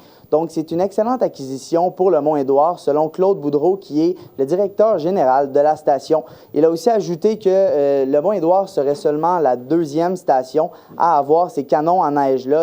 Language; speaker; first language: French; native; French